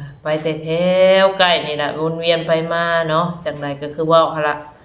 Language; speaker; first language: Thai; non-native, local second language; Lao